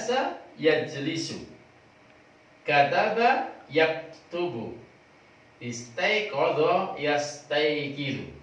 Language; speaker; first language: Arabic; non-native, fluent; Indonesian